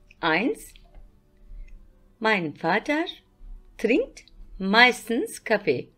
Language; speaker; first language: German; non-native, fluent; Turkish